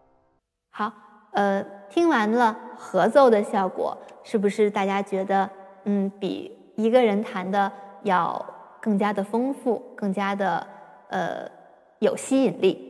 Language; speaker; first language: Chinese; native; Chinese